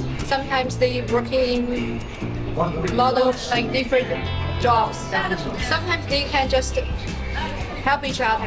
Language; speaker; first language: English; non-native, learner; Chinese